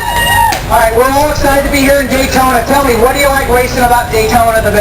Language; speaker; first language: English; native; English